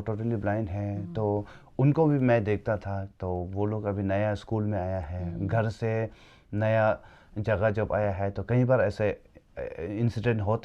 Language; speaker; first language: Hindi; non-native, local second language; Tibetan